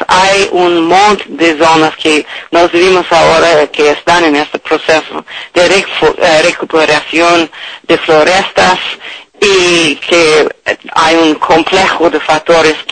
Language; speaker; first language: Spanish; non-native, learner; English